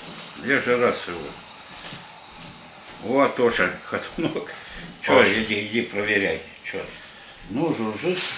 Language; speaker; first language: Russian; native; Russian